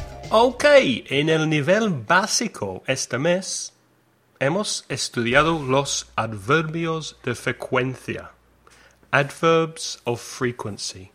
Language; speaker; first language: Spanish; non-native, fluent; English